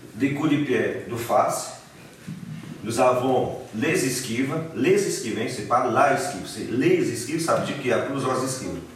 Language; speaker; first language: French; non-native, fluent; Portuguese